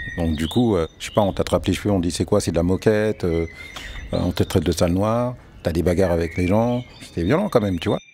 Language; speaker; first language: French; early bilingual, other home language; Wolof